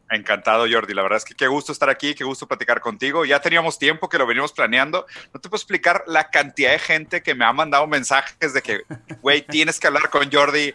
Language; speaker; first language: Spanish; non-native, fluent; Portuguese